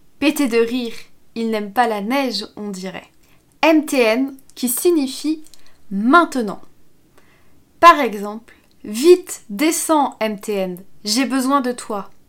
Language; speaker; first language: French; native; French